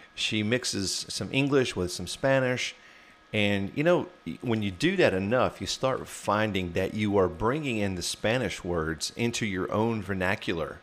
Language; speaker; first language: English; native; English